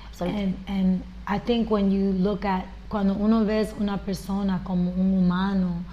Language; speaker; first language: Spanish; early bilingual, heritage; Spanish